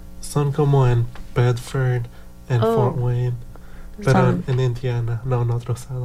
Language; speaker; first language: Spanish; early bilingual, heritage; Spanish